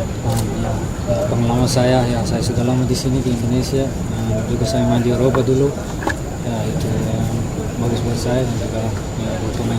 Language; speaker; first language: Indonesian; non-native, fluent; Dutch